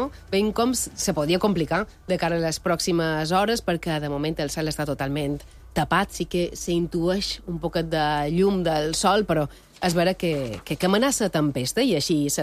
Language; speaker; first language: Catalan; native; Catalan